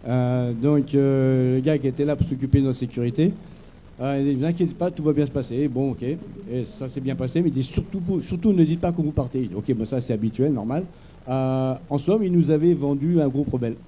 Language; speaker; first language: French; native; French